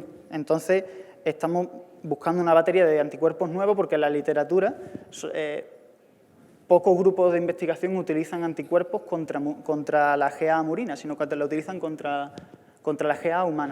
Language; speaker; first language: Spanish; native; Spanish